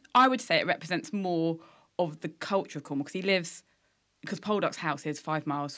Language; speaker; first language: English; native; English